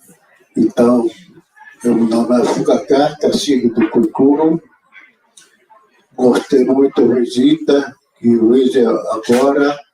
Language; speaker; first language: Portuguese; non-native, local second language; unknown